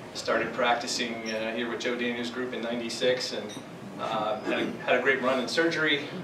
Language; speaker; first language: English; native; English